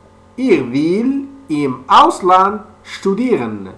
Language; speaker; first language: German; non-native, fluent; French